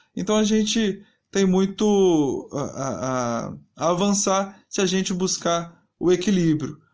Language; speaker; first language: Portuguese; native; Portuguese